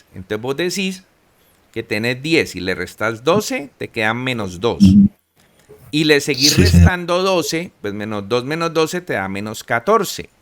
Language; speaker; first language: Spanish; native; Spanish